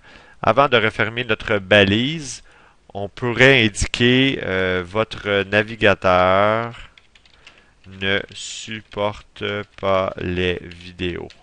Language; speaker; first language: French; native; French